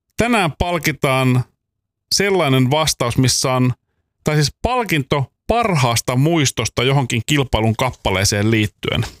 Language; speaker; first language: Finnish; native; Finnish